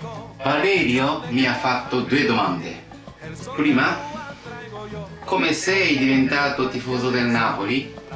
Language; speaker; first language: Italian; non-native, learner; Japanese